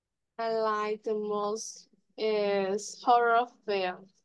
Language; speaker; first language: English; non-native, learner; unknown